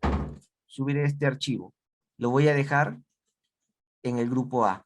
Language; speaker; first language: Spanish; native; Spanish